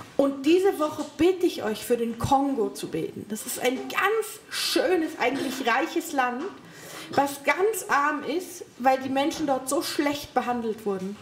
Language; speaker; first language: German; native; German